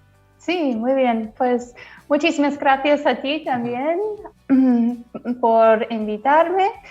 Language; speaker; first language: Spanish; non-native, fluent; English